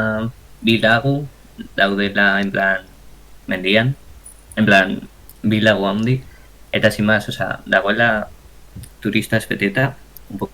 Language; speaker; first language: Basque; non-native, local second language; Spanish